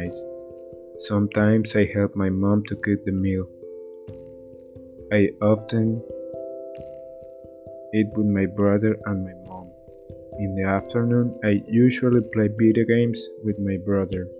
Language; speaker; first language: English; non-native, learner; Spanish